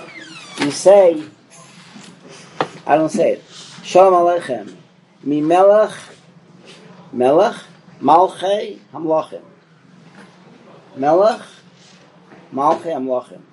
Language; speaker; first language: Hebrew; non-native, fluent; English